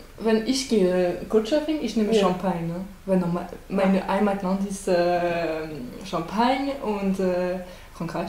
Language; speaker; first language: German; non-native, learner; French